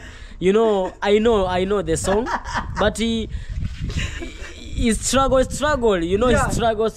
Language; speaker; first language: English; non-native, learner; Swahili